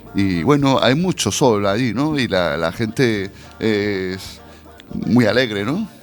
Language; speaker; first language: Spanish; native; Spanish